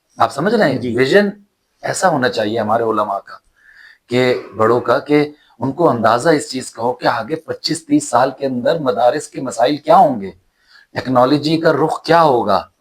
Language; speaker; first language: Urdu; native; Urdu